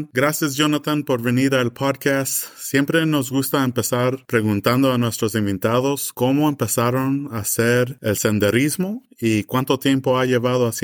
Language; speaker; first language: Spanish; early bilingual, heritage; English